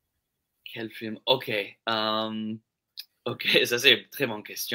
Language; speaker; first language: French; non-native, local second language; English